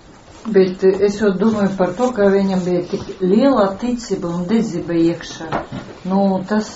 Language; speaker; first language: Latvian; non-native, local second language; Russian